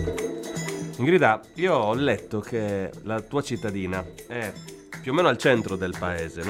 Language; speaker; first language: Italian; native; Italian